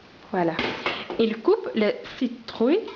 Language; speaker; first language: French; non-native, learner; Dutch